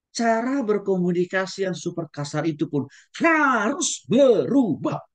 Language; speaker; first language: Indonesian; non-native, local second language; Batak Toba